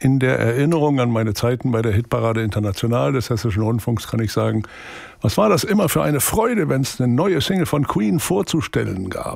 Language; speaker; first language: German; native; German